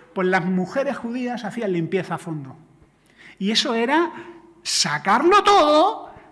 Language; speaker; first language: Spanish; native; Spanish